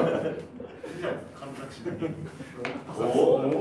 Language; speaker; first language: Japanese; native; Japanese